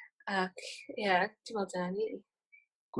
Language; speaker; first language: Welsh; native; Welsh